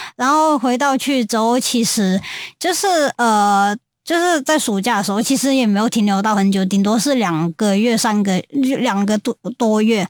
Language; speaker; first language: Chinese; non-native, local second language; Cantonese